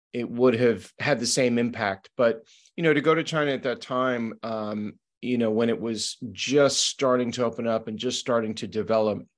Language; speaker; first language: English; native; English